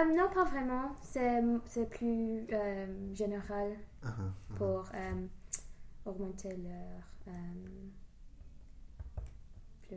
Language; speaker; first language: French; non-native, learner; English